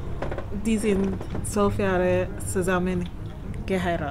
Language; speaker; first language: German; non-native, learner; English